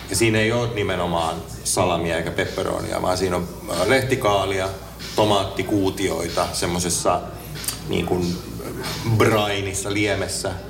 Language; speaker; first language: Finnish; native; Finnish